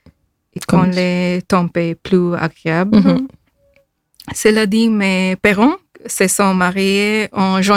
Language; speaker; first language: French; non-native, fluent; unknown